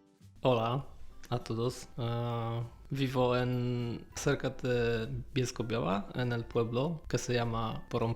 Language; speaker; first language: Spanish; non-native, learner; Polish